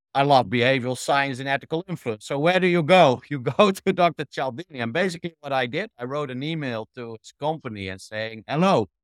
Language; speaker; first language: English; non-native, fluent; Dutch